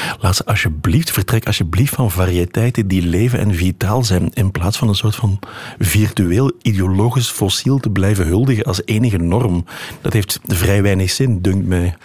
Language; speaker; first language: Dutch; native; Dutch